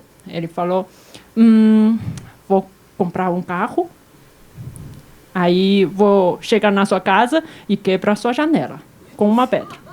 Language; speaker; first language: Portuguese; non-native, fluent; Chinese